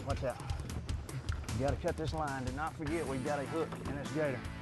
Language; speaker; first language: English; native; English